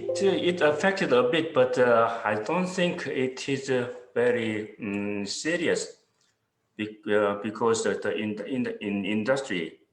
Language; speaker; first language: English; non-native, fluent; Korean